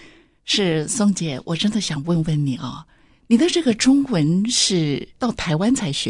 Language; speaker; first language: Chinese; native; Chinese